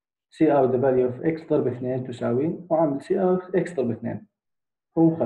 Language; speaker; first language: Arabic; native; Arabic